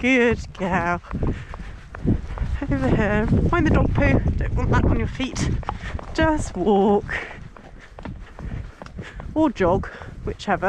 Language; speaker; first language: English; native; English